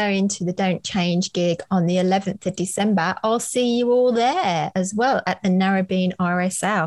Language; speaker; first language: English; native; English